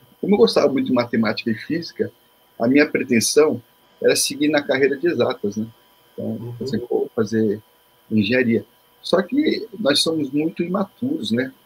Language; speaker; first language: Portuguese; early bilingual, other home language; Korean